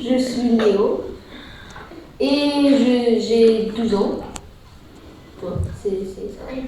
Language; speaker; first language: French; early bilingual, heritage; French